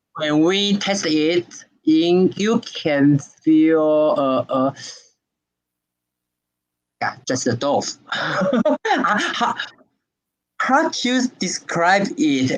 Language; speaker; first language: English; non-native, learner; Chinese